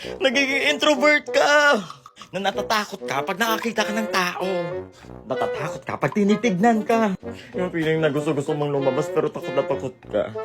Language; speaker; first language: Filipino; non-native, local second language; Hiligaynon